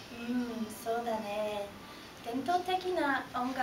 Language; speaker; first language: Japanese; non-native, learner; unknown